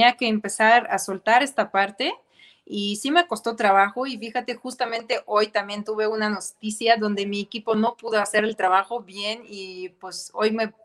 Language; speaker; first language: Spanish; non-native, fluent; Ukrainian